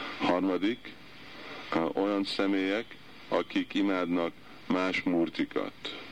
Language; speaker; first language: Hungarian; early bilingual, heritage; Hungarian